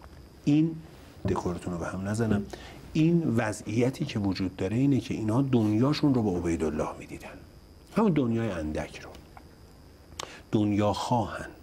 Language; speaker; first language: Persian; native; Persian